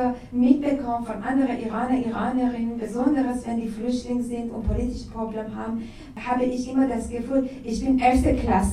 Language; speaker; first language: German; non-native, learner; Persian